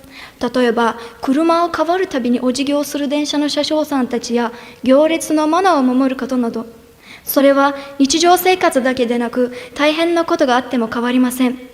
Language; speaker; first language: Japanese; non-native, fluent; Turkish